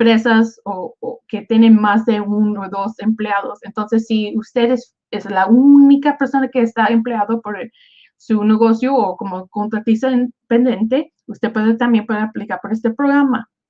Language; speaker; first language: Spanish; early bilingual, other home language; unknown